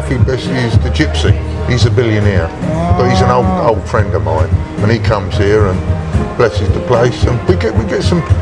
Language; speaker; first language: English; native; English